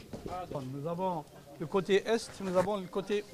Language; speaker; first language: French; non-native, local second language; Arabic